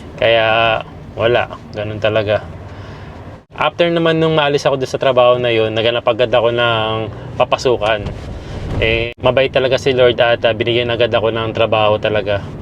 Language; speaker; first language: Filipino; native; Filipino